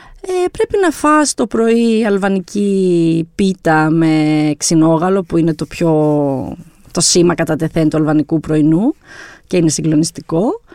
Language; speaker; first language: Greek; early bilingual, other home language; Albanian